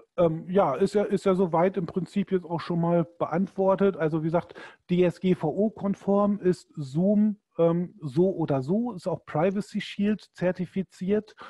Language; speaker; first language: German; native; German